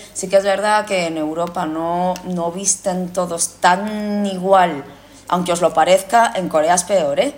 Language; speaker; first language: Spanish; early bilingual, other home language; Korean